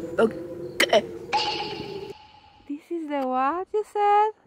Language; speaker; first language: English; non-native, learner; Spanish